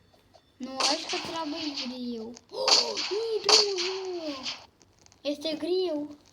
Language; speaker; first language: Romanian; early bilingual, heritage; Romanian